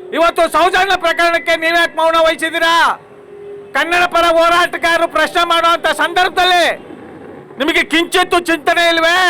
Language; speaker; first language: Kannada; native; Kannada